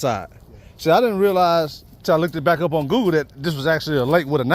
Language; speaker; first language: English; native; English